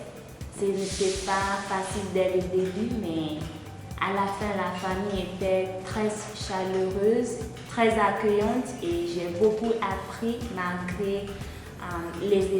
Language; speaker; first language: French; non-native, fluent; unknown